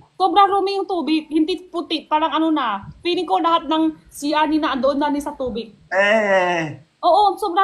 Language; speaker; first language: Filipino; non-native, learner; Chinese